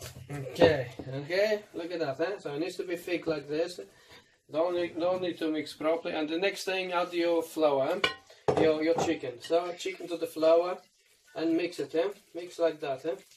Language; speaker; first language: English; non-native, fluent; Portuguese